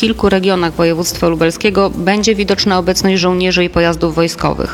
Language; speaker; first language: Polish; native; Polish